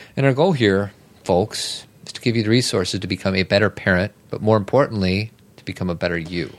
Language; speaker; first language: English; native; English